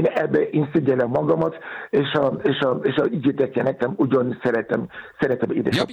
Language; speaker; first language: Hungarian; non-native, learner; Yoruba